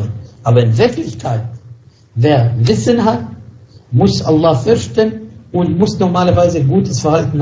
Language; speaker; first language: German; non-native, fluent; Arabic